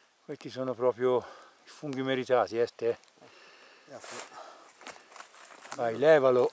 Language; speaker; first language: Italian; native; Italian